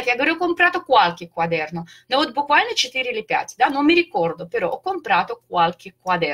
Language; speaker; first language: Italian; non-native, fluent; Russian